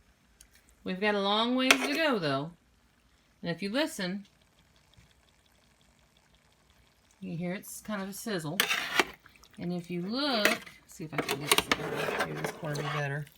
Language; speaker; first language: English; native; English